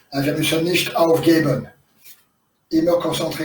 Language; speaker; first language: German; non-native, learner; French